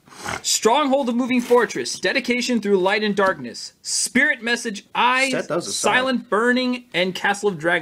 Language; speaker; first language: English; native; English